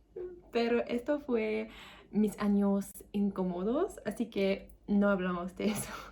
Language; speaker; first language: Spanish; non-native, learner; English